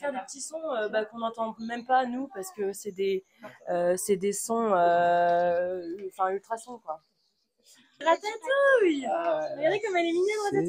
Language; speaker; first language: French; native; French